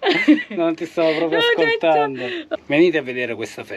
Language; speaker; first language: Italian; native; Italian